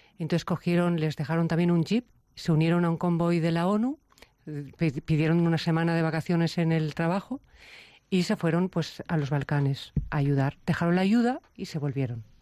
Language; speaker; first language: Spanish; native; Spanish